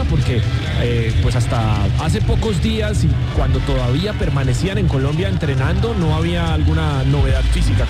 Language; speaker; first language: Spanish; native; Spanish